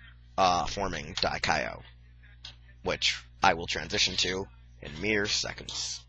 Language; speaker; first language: English; native; English